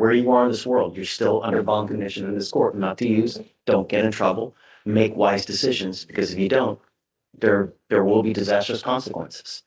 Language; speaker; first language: English; native; English